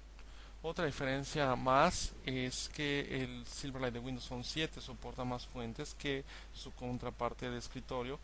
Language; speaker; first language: Spanish; native; Spanish